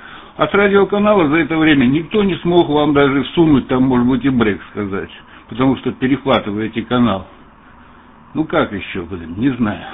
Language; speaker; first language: Russian; native; Russian